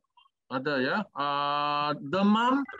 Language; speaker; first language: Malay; non-native, learner; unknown